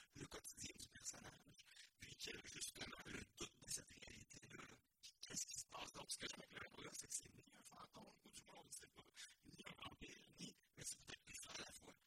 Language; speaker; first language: French; native; French